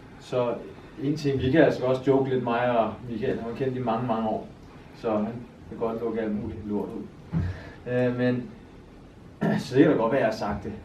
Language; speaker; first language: Danish; native; Danish